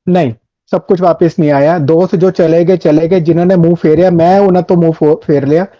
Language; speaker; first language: Hindi; non-native, local second language; Punjabi